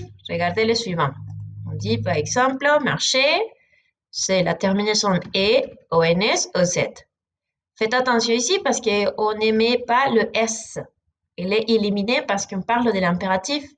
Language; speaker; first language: French; non-native, fluent; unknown